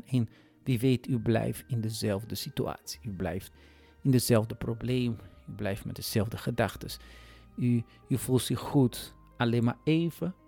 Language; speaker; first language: Dutch; non-native, fluent; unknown